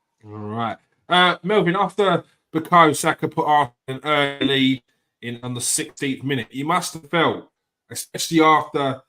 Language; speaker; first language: English; native; English